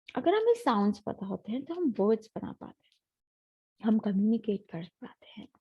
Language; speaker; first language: Hindi; native; Hindi